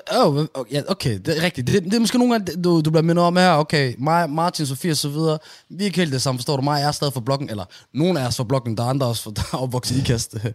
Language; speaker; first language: Danish; early bilingual, other home language; Somali